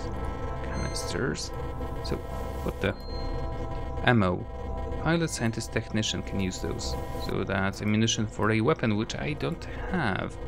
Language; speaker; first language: English; non-native, fluent; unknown